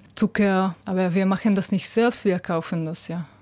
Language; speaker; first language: German; non-native, fluent; Hungarian